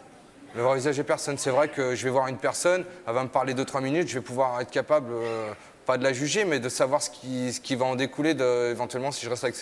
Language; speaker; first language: French; native; French